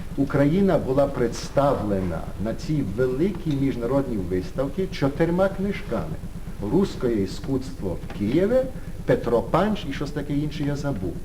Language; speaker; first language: Ukrainian; early bilingual, heritage; Ukrainian